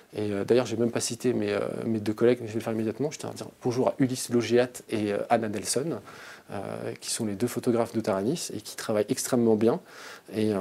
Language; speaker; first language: French; native; French